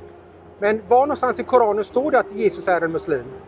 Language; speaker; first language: Swedish; native; Swedish